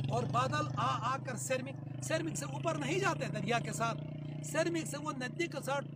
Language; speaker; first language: Urdu; native; Urdu